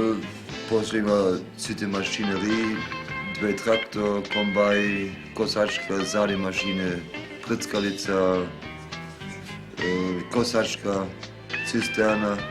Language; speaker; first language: Macedonian; non-native, learner; German